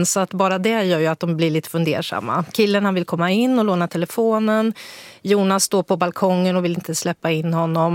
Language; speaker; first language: Swedish; native; Swedish